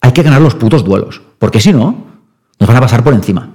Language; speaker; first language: Spanish; non-native, local second language; Catalan